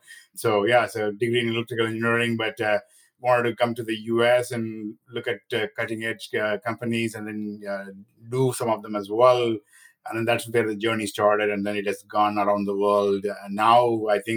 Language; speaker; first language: English; non-native, local second language; Tamil